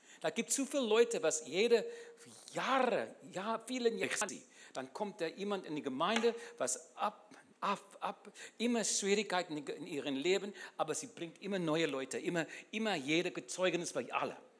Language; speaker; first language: German; non-native, learner; English